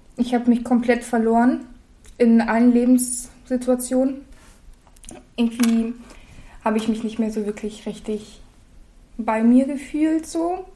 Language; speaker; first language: German; early bilingual, other home language; Russian